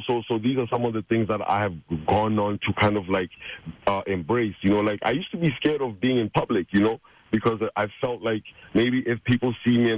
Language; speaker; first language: English; non-native, local second language; Tswana